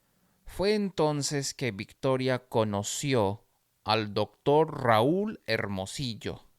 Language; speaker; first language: Spanish; non-native, fluent; English